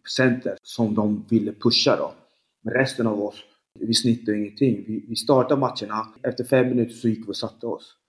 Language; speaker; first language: Swedish; early bilingual, other home language; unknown